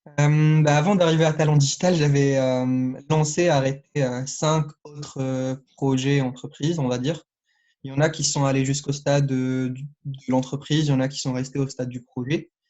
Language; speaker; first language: French; non-native, local second language; Arabic